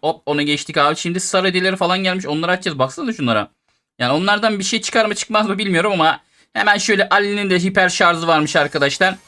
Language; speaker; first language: Turkish; native; Turkish